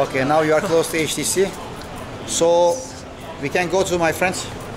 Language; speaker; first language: English; non-native, learner; Turkish